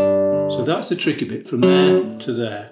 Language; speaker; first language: English; native; English